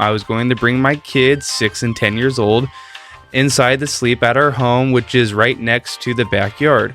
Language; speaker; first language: English; native; English